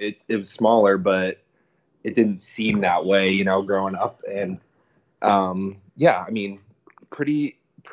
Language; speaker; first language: English; native; English